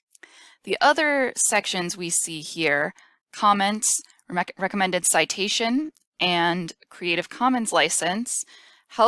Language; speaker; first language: English; native; English